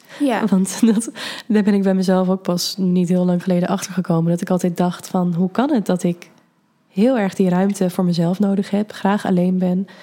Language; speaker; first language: Dutch; native; Dutch